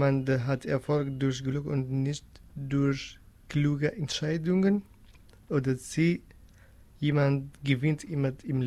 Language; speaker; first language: German; non-native, learner; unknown